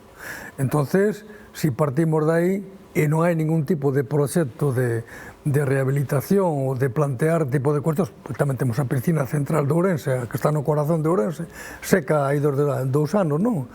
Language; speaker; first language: Galician; native; Galician